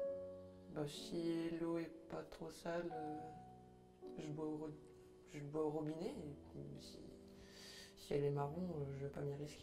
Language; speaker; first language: French; native; French